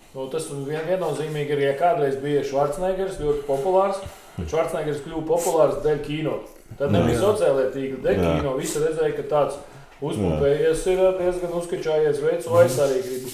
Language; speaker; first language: Latvian; native; Latvian